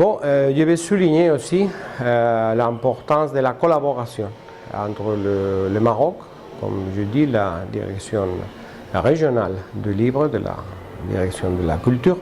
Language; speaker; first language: French; non-native, fluent; Spanish